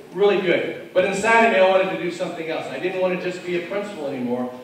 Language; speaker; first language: English; native; English